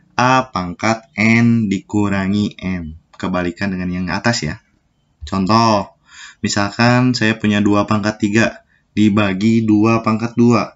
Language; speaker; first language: Indonesian; native; Indonesian